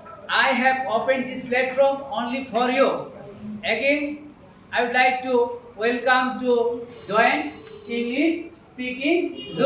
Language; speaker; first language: English; non-native, learner; Bangla